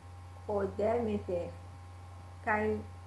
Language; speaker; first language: Greek; non-native, learner; Italian